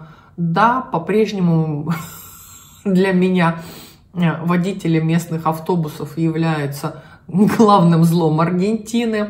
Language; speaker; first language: Russian; native; Russian